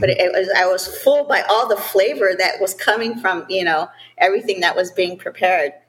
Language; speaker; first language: English; early bilingual, other home language; Spanish